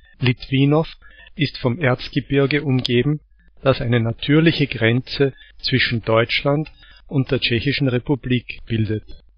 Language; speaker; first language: German; non-native, fluent; Czech